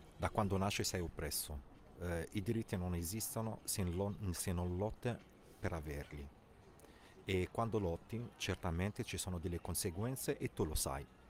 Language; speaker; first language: Italian; non-native, fluent; Arabic